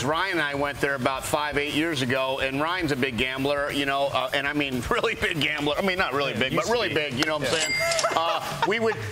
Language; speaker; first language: English; native; English